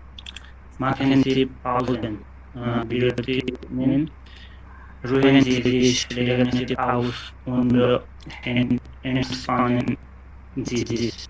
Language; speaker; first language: German; non-native, learner; Bangla